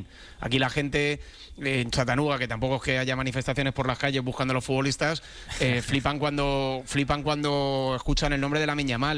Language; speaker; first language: Spanish; native; Spanish